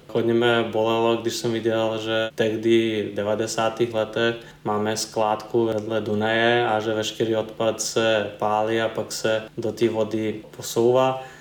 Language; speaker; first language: Czech; non-native, fluent; Serbian